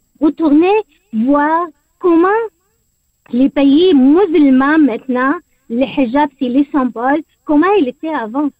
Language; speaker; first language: French; non-native, learner; Arabic